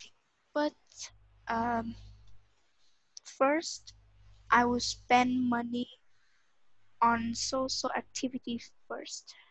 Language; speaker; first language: English; non-native, learner; Vietnamese